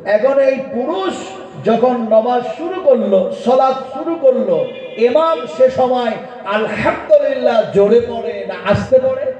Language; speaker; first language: Bangla; non-native, local second language; Urdu